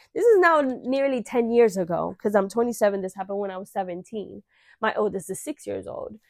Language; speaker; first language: English; early bilingual, other home language; Spanish